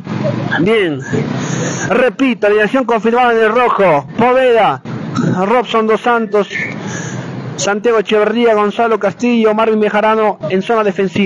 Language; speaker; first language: Spanish; native; Spanish